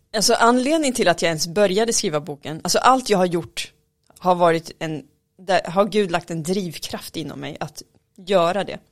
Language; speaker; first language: Swedish; early bilingual, other home language; Arabic